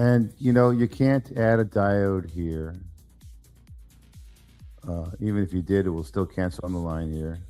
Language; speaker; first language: English; native; English